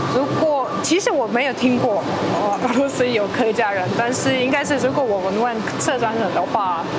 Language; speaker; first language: Chinese; non-native, fluent; Russian